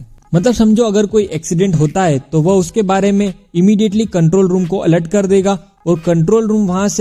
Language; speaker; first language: Hindi; native; Hindi